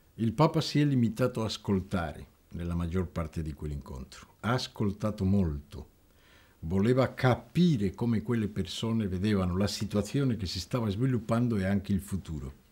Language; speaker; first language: Italian; non-native, fluent; Spanish